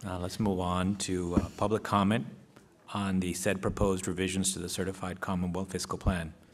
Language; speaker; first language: English; non-native, local second language; Spanish